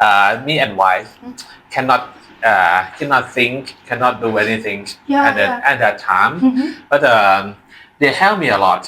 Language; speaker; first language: English; non-native, learner; Thai